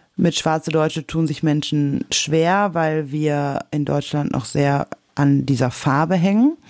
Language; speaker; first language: German; native; German